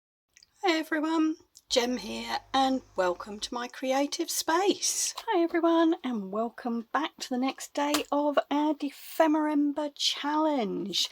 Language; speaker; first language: English; native; English